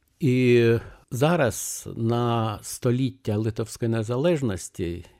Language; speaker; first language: Ukrainian; non-native, fluent; Lithuanian